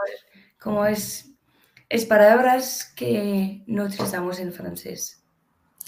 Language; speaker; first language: Spanish; non-native, learner; French